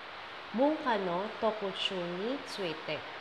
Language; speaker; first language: Japanese; non-native, learner; Filipino